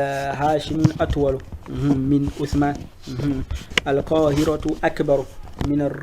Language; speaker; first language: Arabic; non-native, fluent; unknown